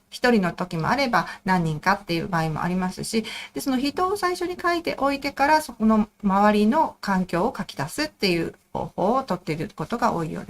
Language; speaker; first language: Japanese; native; Japanese